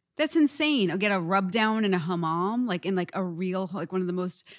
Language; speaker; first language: English; native; English